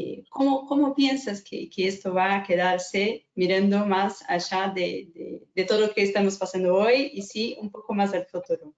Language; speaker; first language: Spanish; non-native, fluent; Portuguese